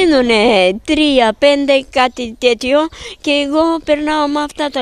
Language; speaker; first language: Greek; non-native, fluent; Bulgarian